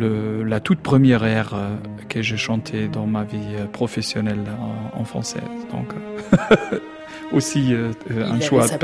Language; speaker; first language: French; non-native, learner; German